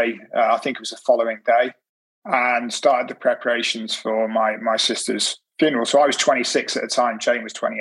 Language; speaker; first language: English; native; English